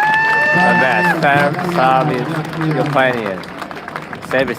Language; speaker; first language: English; non-native, learner; Cantonese